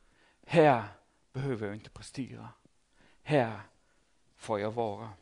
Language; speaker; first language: Swedish; non-native, fluent; German